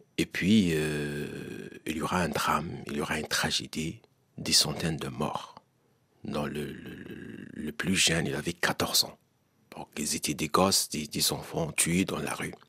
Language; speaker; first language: French; non-native, local second language; Arabic